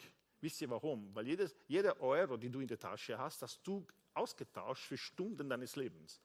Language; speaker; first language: German; non-native, fluent; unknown